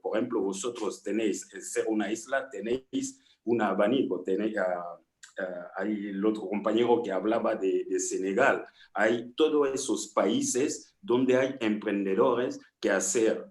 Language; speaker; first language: Spanish; non-native, fluent; French